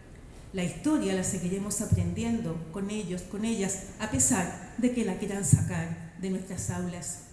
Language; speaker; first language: Spanish; native; Spanish